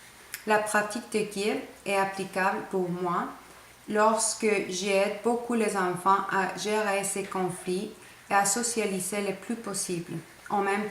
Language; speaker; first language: French; non-native, fluent; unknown